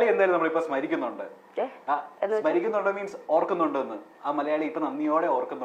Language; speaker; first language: Malayalam; native; Malayalam